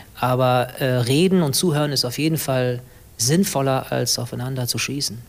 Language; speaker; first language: German; early bilingual, other home language; English